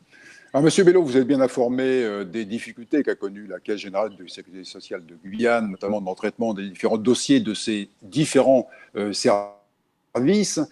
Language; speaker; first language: French; native; French